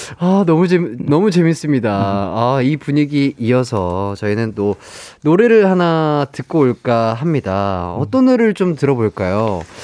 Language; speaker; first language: Korean; native; Korean